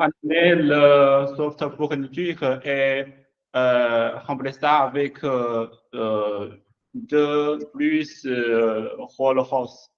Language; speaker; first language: French; non-native, learner; Chinese